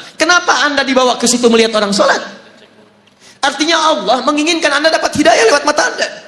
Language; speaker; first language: Indonesian; native; Indonesian